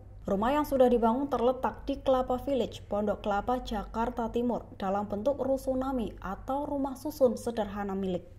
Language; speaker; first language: Indonesian; native; Indonesian